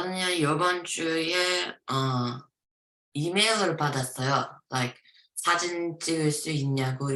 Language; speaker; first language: Korean; early bilingual, heritage; Korean